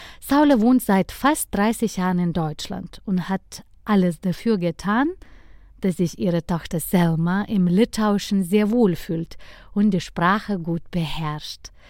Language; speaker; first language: German; non-native, fluent; Lithuanian